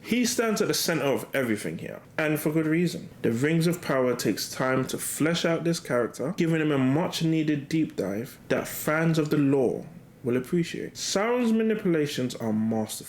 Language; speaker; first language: English; native; English